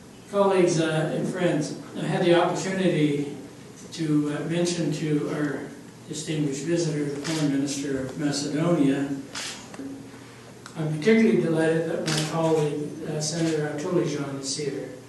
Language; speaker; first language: English; native; English